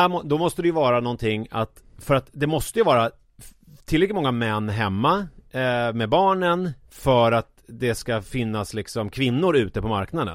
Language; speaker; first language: Swedish; native; Swedish